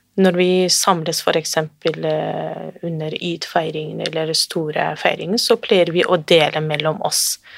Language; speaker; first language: Norwegian; non-native, fluent; Kurdish